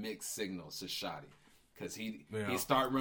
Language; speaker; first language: English; native; English